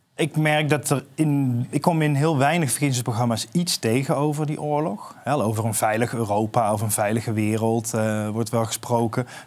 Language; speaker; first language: Dutch; native; Dutch